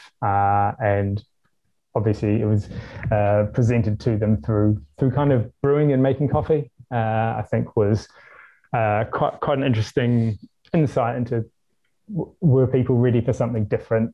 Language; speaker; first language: English; native; English